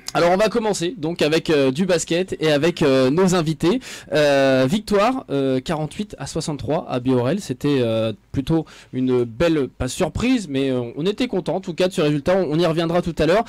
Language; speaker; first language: French; native; French